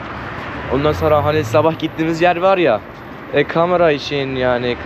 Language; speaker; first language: Turkish; non-native, fluent; Persian